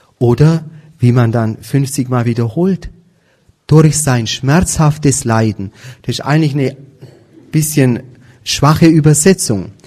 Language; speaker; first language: German; native; German